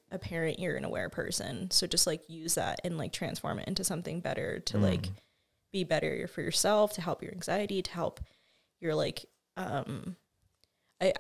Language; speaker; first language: English; native; English